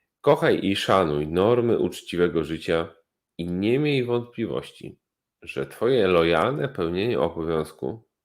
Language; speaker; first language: Polish; native; Polish